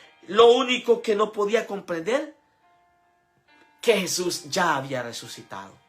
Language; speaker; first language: Spanish; native; Spanish